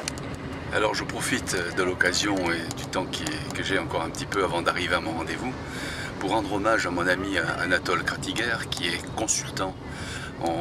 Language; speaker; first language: French; native; French